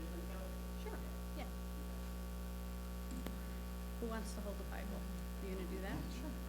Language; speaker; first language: English; native; English